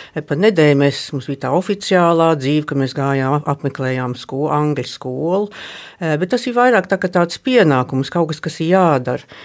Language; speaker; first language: Latvian; early bilingual, heritage; Latvian